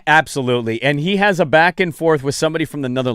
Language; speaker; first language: English; native; English